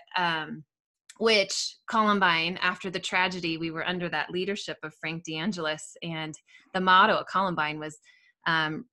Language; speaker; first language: English; native; English